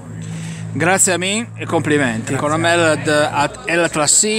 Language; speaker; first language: Italian; native; Italian